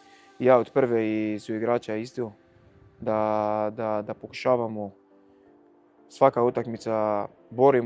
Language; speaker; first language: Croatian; non-native, fluent; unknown